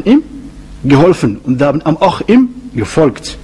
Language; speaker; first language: German; non-native, learner; Arabic